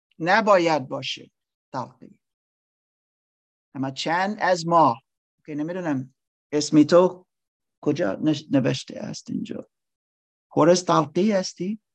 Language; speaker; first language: Persian; non-native, learner; English